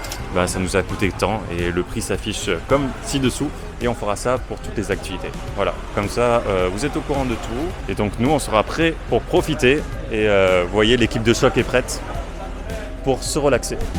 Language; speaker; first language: French; native; French